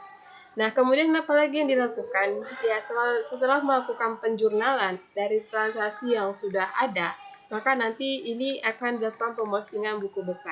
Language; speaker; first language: Indonesian; native; Indonesian